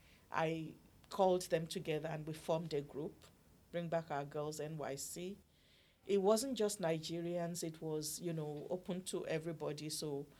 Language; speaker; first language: English; non-native, local second language; Yoruba